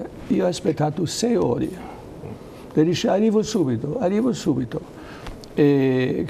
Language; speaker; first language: Italian; non-native, learner; German